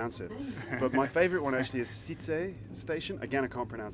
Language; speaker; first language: English; native; English